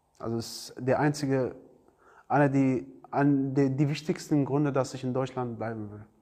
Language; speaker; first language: German; non-native, learner; Arabic